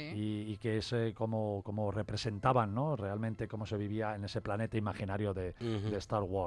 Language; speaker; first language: Spanish; native; Spanish